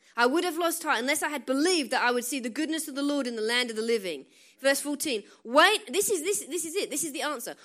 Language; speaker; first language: English; native; English